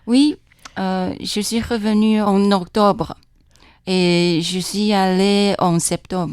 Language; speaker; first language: French; non-native, fluent; Chinese